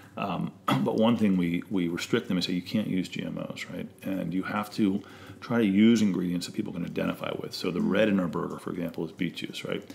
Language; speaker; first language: English; native; English